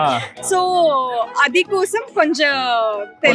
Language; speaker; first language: Telugu; non-native, learner; Kannada